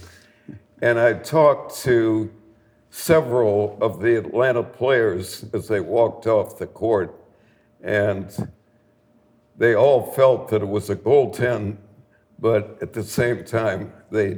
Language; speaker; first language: English; native; English